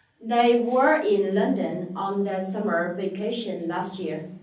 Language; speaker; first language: English; non-native, fluent; Vietnamese